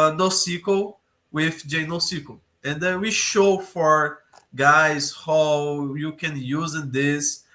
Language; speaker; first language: English; non-native, learner; Portuguese